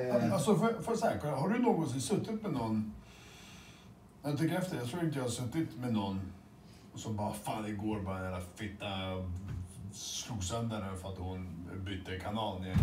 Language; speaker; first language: Swedish; early bilingual, other home language; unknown